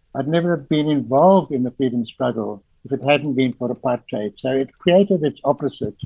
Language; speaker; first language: English; native; English